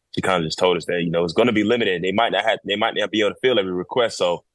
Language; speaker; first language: English; native; English